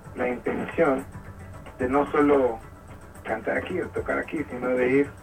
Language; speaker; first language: Spanish; native; Spanish